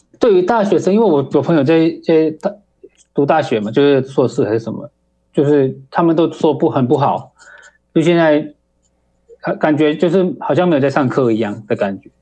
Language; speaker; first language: Chinese; early bilingual, heritage; Chinese